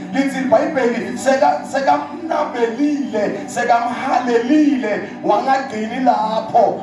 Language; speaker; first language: Zulu; non-native, local second language; Swati